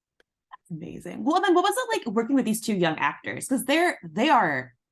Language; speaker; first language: English; native; English